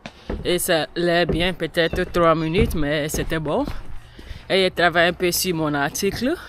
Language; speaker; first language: French; non-native, learner; English